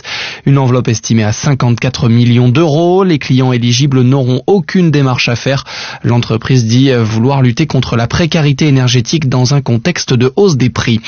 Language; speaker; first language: French; native; French